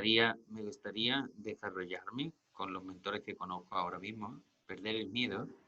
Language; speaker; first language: Spanish; native; Spanish